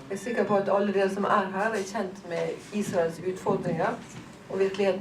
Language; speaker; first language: Norwegian; native; Norwegian